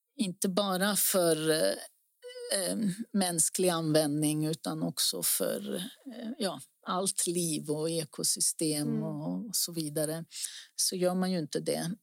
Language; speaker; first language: Swedish; early bilingual, other home language; Greek